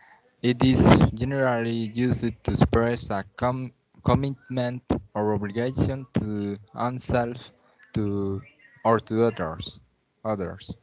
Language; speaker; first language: English; non-native, learner; Spanish